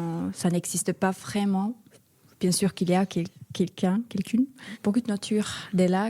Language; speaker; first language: French; non-native, fluent; Finnish